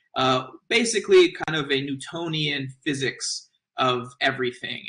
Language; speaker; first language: English; native; English